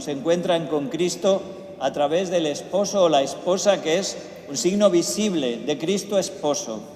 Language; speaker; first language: Spanish; native; Spanish